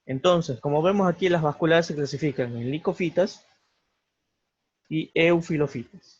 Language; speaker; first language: Spanish; native; Spanish